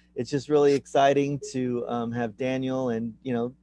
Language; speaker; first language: English; native; English